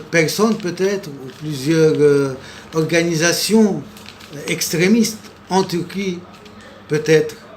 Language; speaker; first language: French; non-native, local second language; Arabic